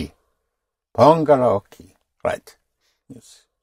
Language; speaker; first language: Spanish; non-native, fluent; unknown